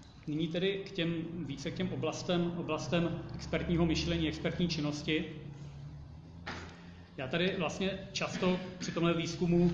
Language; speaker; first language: Czech; native; Czech